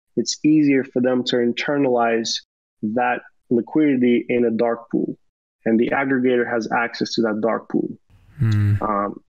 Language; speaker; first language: English; early bilingual, other home language; Romanian